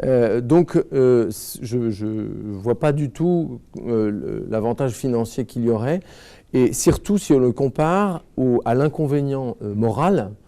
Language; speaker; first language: French; native; French